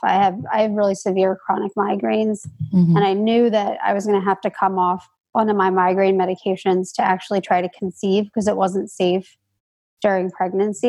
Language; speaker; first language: English; native; English